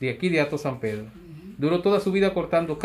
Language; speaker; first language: Spanish; native; Spanish